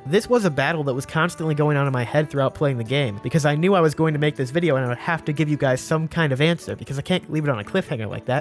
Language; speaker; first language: English; native; English